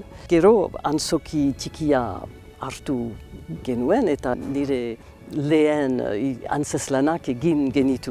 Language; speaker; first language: Basque; non-native, local second language; English